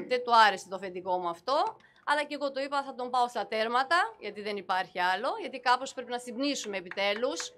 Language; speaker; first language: Greek; non-native, fluent; Romanian